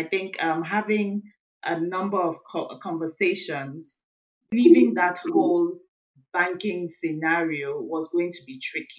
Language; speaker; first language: English; non-native, local second language; Igbo